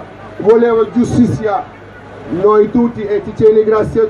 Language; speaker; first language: Italian; non-native, learner; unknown